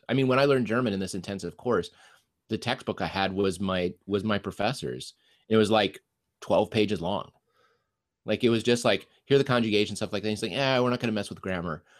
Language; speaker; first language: English; native; English